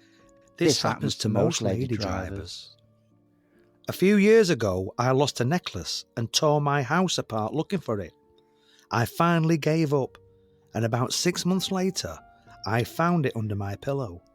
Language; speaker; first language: English; native; English